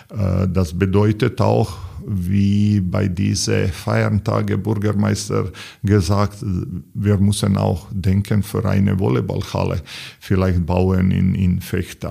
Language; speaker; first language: German; non-native, learner; Serbian